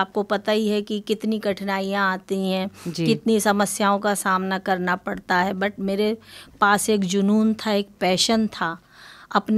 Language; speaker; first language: Hindi; native; Hindi